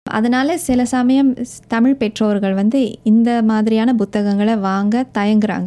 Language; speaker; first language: Tamil; native; Tamil